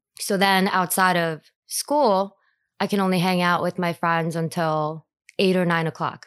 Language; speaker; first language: English; early bilingual, other home language; Korean